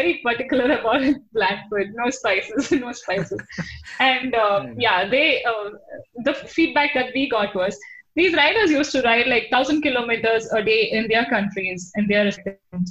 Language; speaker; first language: English; non-native, local second language; Tulu